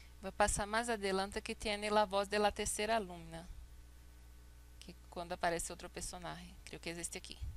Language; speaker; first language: Spanish; non-native, fluent; Portuguese